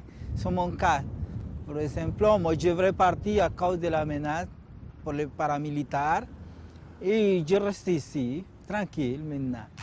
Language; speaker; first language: French; non-native, learner; Spanish